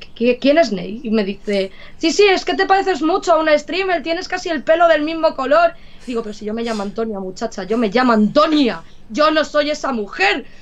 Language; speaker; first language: Spanish; native; Spanish